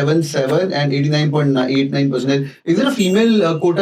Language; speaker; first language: English; non-native, local second language; Hindi